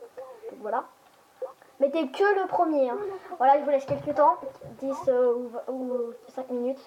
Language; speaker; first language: French; native; French